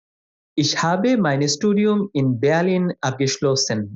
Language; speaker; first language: German; non-native, fluent; Bangla